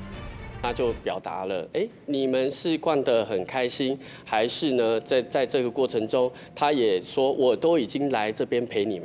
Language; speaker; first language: Chinese; native; Chinese